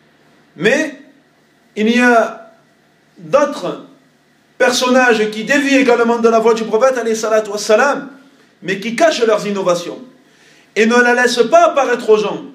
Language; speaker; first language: French; native; French